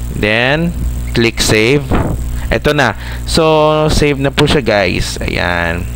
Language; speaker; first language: Filipino; non-native, local second language; Hiligaynon